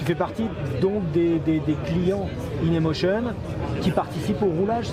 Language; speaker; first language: French; native; French